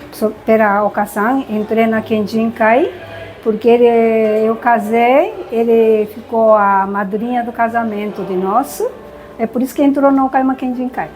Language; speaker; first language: Portuguese; non-native, learner; Japanese